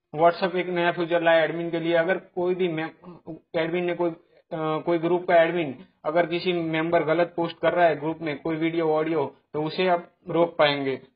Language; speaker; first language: Hindi; non-native, local second language; Gujarati